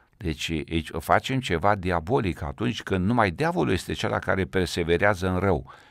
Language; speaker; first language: Romanian; native; Romanian